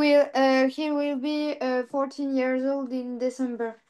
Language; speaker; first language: English; non-native, learner; French